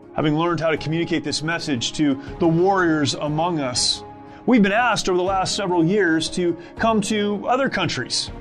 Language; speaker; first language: English; native; English